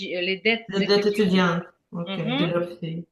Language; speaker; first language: French; non-native, learner; Ukrainian